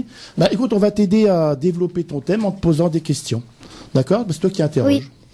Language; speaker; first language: French; native; French